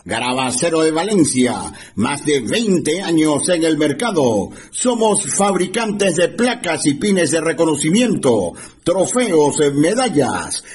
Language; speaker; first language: Spanish; native; Spanish